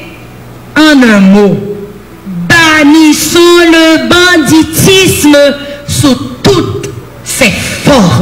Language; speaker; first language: French; non-native, local second language; Haitian Creole